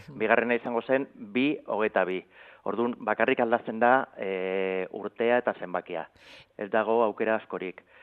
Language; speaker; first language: Basque; non-native, local second language; Spanish